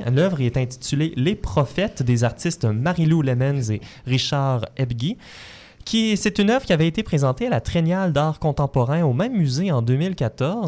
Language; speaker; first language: French; native; French